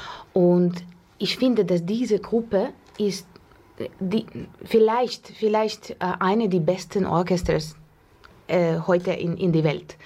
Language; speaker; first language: German; non-native, learner; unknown